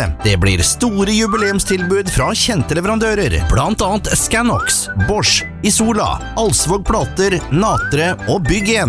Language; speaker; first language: Norwegian; native; Norwegian